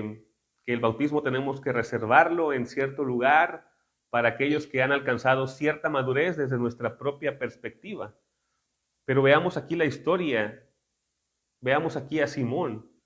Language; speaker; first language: Spanish; native; Spanish